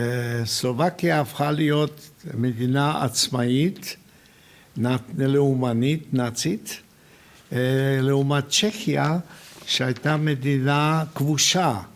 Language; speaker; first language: Hebrew; non-native, fluent; Hungarian